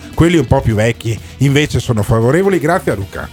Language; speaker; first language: Italian; native; Italian